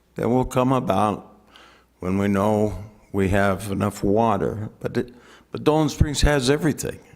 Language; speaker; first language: English; native; English